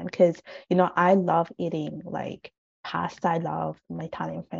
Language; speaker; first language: English; non-native, fluent; Italian